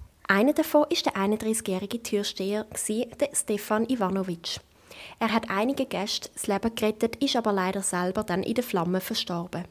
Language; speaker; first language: German; native; German